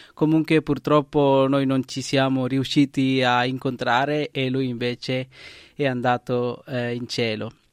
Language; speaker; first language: Italian; non-native, fluent; Sinhala